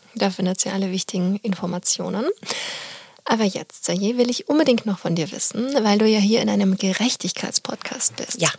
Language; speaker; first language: German; native; German